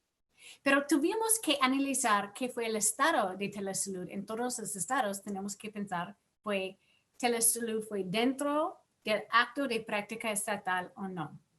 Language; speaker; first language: Spanish; non-native, fluent; English